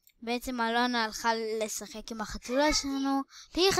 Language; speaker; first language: Hebrew; native; Hebrew